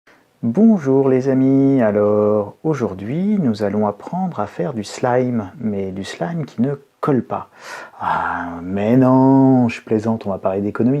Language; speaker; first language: French; native; French